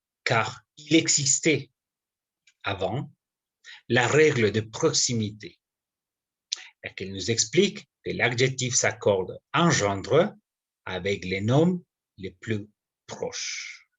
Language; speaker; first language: French; non-native, fluent; Spanish